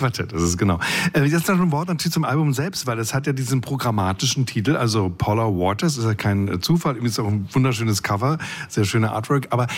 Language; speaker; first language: German; native; German